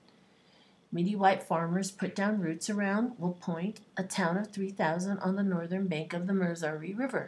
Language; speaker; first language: English; native; English